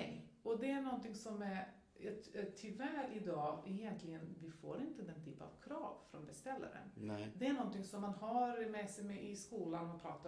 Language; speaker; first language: Swedish; non-native, fluent; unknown